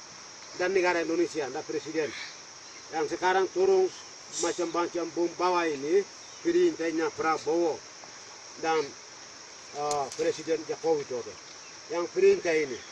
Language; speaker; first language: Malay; non-native, local second language; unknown